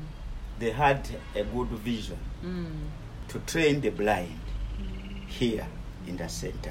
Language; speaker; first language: English; non-native, local second language; Ganda